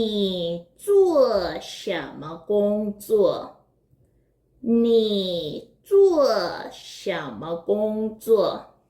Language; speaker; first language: Chinese; non-native, fluent; Korean